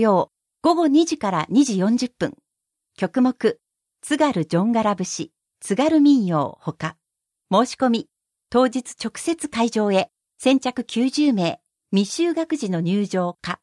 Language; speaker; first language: Japanese; native; Japanese